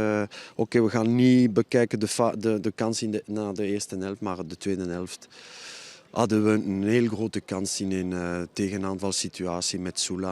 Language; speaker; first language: Dutch; non-native, fluent; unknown